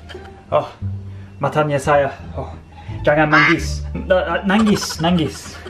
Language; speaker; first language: Indonesian; non-native, fluent; English